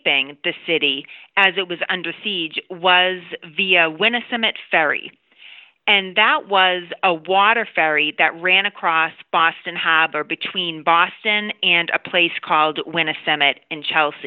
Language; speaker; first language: English; native; English